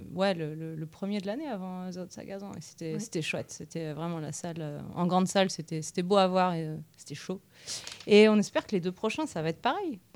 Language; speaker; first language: French; native; French